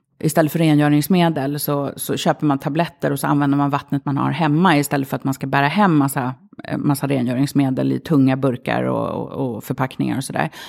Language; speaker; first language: Swedish; early bilingual, other home language; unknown